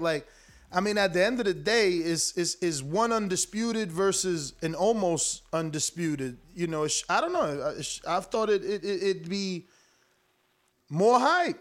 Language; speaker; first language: English; native; English